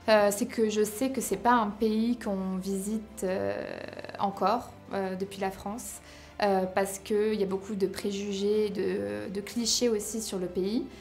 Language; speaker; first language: French; native; French